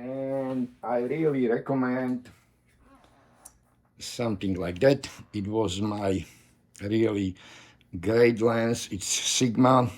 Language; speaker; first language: English; non-native, learner; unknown